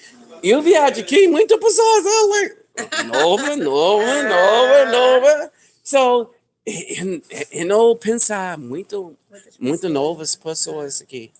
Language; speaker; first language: Portuguese; non-native, learner; English